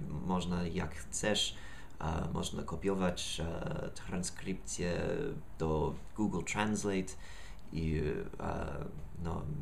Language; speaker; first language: Polish; non-native, learner; English